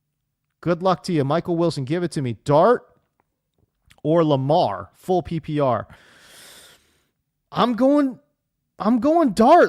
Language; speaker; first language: English; native; English